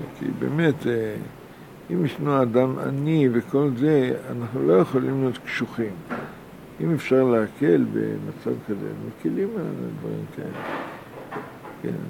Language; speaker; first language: Hebrew; native; Hebrew